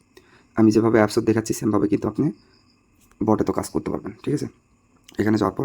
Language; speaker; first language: Bangla; native; Bangla